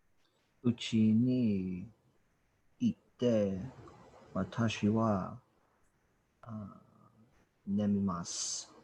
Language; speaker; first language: Japanese; non-native, learner; English